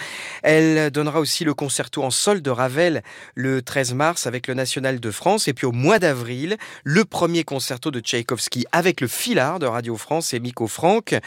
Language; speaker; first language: French; native; French